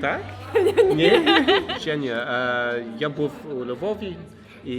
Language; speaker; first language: Ukrainian; non-native, learner; English